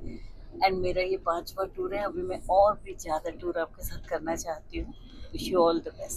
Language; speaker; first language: Hindi; non-native, local second language; Kannada